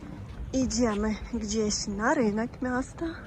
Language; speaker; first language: Polish; non-native, learner; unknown